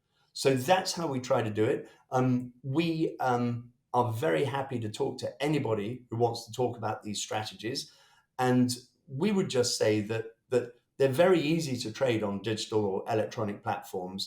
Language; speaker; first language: English; native; English